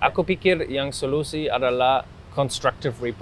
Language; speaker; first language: Indonesian; non-native, fluent; German